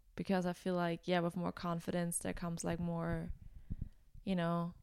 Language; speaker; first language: English; non-native, fluent; German